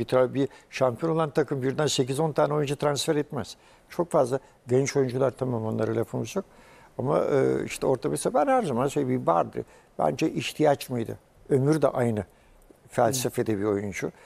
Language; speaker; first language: Turkish; native; Turkish